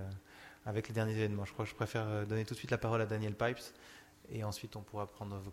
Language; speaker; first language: French; native; French